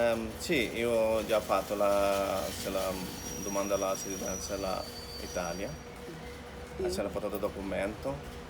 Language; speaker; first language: Italian; non-native, learner; Bangla